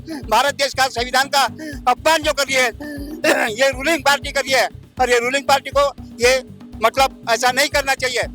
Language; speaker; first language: Hindi; native; Hindi